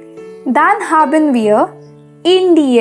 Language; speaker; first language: German; non-native, fluent; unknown